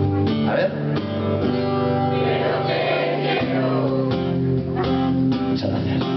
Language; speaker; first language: Spanish; native; Spanish